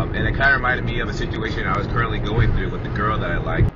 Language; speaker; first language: English; native; English